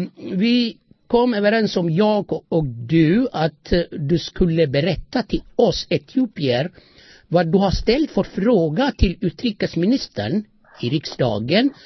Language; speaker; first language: Swedish; non-native, fluent; Amharic